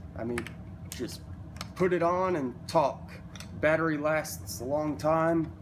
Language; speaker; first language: English; native; English